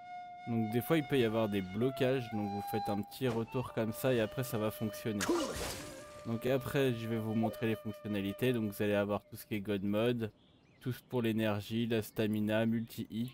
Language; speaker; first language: French; native; French